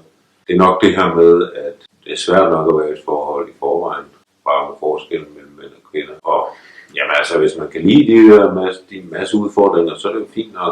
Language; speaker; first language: Danish; early bilingual, other home language; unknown